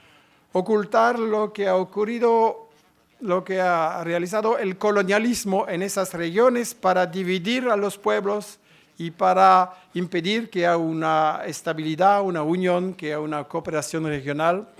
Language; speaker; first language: Spanish; non-native, fluent; French